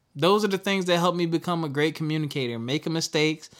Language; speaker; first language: English; native; English